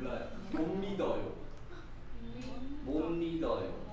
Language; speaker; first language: Korean; non-native, fluent; Vietnamese